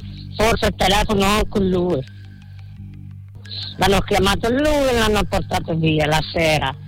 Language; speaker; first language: Italian; non-native, learner; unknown